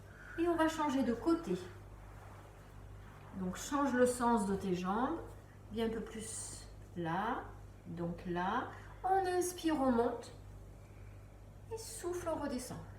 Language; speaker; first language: French; native; French